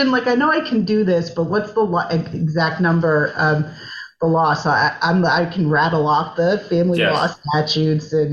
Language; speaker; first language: English; native; English